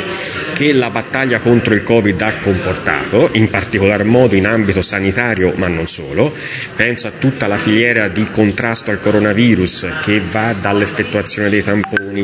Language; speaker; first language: Italian; native; Italian